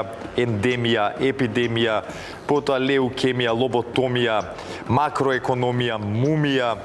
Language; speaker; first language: Macedonian; native; Macedonian